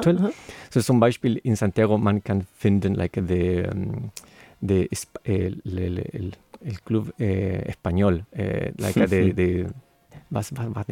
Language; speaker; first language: German; non-native, learner; Spanish